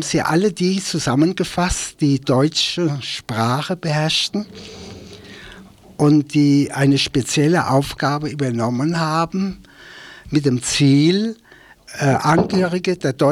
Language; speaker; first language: German; native; German